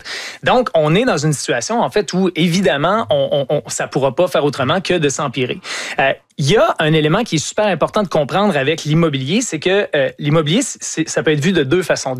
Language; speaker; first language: French; native; French